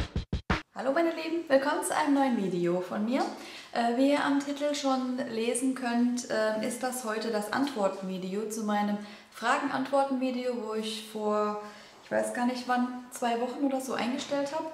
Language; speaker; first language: German; native; German